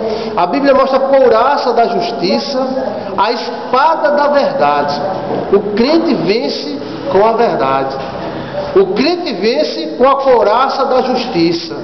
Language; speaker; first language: Portuguese; native; Portuguese